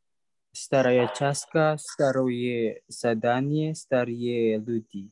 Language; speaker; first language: Russian; non-native, learner; Indonesian